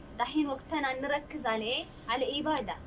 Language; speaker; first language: Arabic; non-native, learner; Amharic